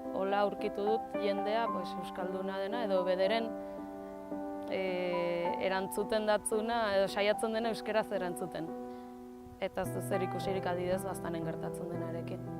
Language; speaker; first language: Basque; native; Basque